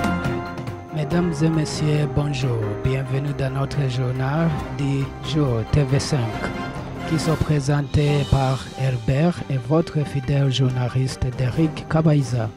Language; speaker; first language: French; non-native, learner; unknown